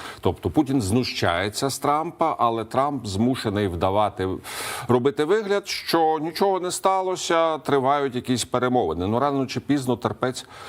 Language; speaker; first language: Ukrainian; native; Ukrainian